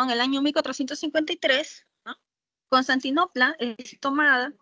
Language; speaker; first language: Spanish; native; Spanish